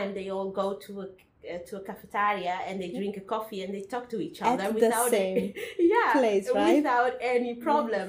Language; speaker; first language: English; non-native, fluent; Spanish